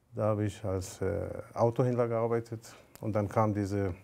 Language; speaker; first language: German; non-native, fluent; Persian